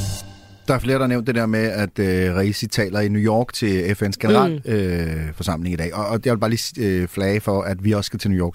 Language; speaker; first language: Danish; native; Danish